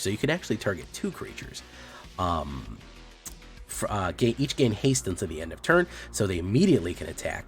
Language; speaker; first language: English; native; English